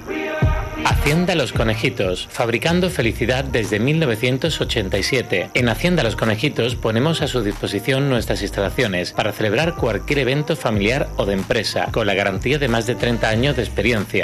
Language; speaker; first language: Spanish; native; Spanish